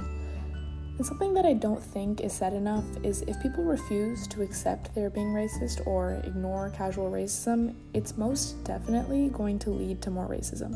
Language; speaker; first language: English; native; English